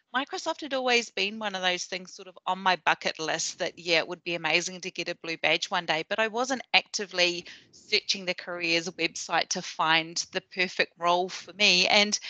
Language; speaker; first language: English; native; English